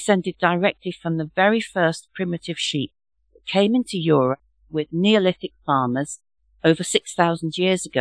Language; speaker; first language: English; native; English